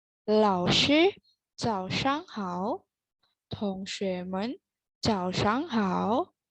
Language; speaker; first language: Chinese; non-native, learner; Indonesian